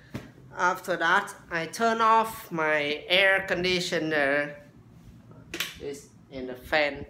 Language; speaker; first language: English; non-native, learner; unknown